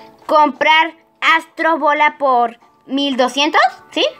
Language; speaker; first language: Spanish; native; Spanish